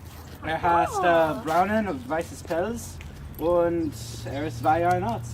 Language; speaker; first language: German; non-native, learner; English